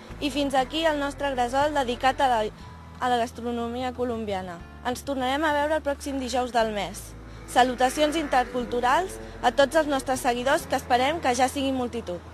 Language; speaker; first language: Catalan; native; Catalan